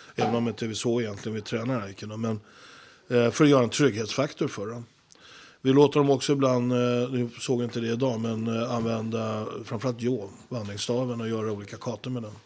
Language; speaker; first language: Swedish; native; Swedish